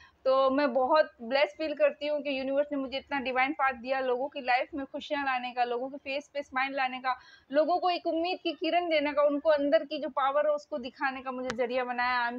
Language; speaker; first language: Hindi; native; Hindi